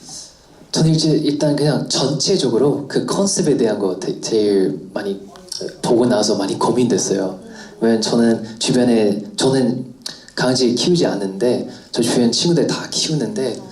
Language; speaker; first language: Korean; non-native, fluent; English